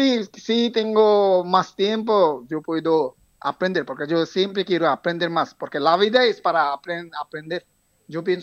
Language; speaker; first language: Spanish; non-native, fluent; Bangla